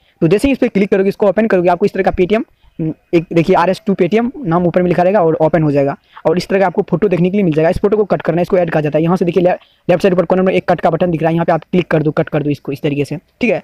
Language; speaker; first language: Hindi; native; Hindi